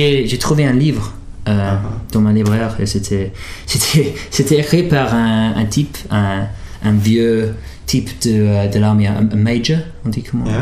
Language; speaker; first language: French; early bilingual, heritage; English